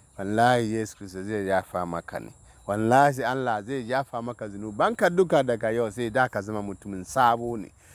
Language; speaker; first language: Hausa; non-native, local second language; Dyula